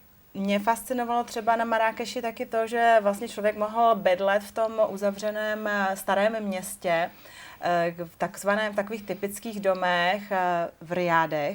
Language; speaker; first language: Czech; native; Czech